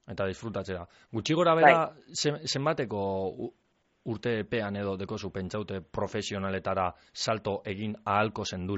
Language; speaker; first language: Basque; native; Basque